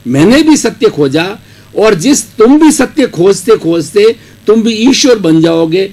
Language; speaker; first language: Hindi; native; Hindi